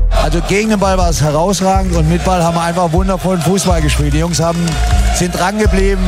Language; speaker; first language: German; native; German